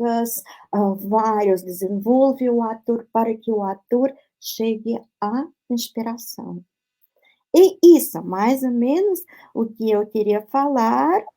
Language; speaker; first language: Portuguese; non-native, fluent; Russian